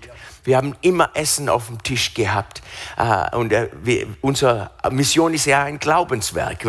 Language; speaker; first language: German; non-native, fluent; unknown